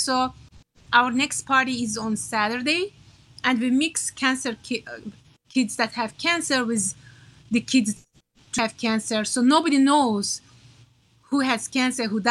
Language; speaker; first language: English; non-native, fluent; Turkish